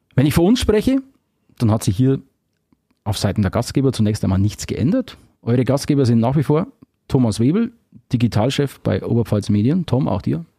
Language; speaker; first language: German; native; German